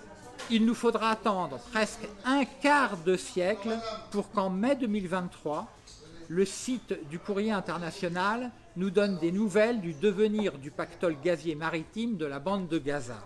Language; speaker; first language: French; native; French